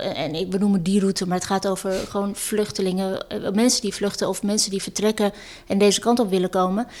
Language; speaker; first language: Dutch; early bilingual, other home language; Turkish